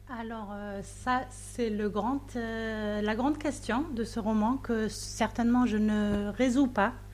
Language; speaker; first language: French; non-native, fluent; German